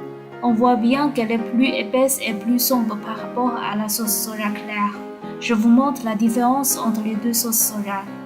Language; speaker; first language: French; non-native, fluent; Chinese